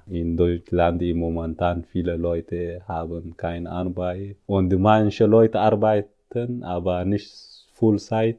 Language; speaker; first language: German; non-native, learner; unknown